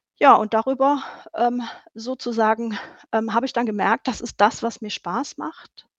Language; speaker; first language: German; native; German